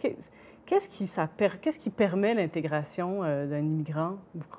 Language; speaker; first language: French; native; French